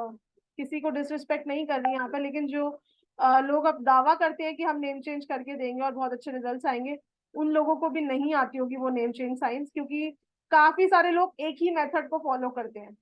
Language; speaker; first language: Hindi; native; Hindi